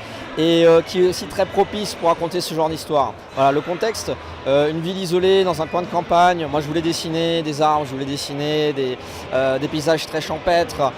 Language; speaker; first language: French; native; French